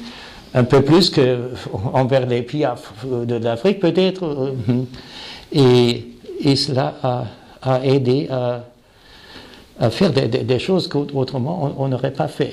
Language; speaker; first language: French; non-native, fluent; German